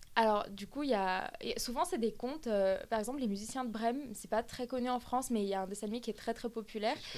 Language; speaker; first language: French; early bilingual, other home language; Armenian